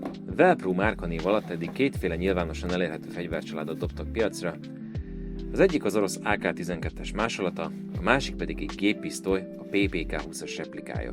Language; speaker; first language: Hungarian; native; Hungarian